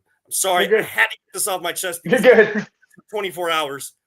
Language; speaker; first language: English; native; English